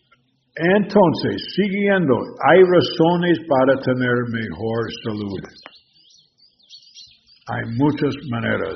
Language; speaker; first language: Spanish; non-native, learner; English